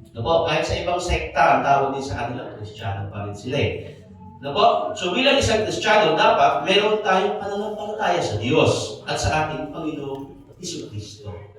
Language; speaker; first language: Filipino; non-native, local second language; Bikol